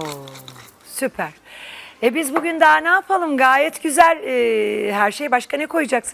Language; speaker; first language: Turkish; native; Turkish